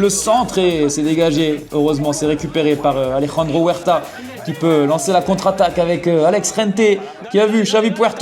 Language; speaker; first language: French; native; French